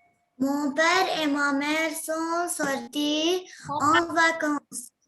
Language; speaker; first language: French; non-native, learner; Arabic